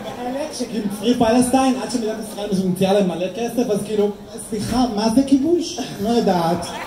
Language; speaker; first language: Hebrew; non-native, local second language; Arabic